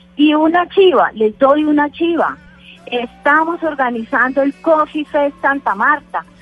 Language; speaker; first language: Spanish; native; Spanish